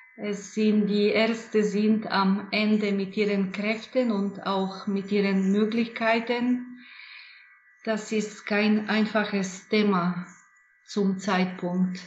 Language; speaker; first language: German; non-native, fluent; Bulgarian